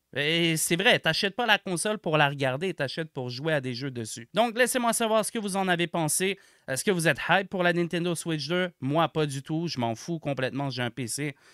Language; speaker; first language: French; native; French